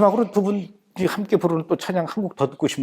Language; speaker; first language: Korean; native; Korean